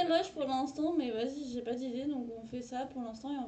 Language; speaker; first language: French; native; French